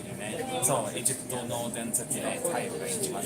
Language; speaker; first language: Japanese; non-native, learner; English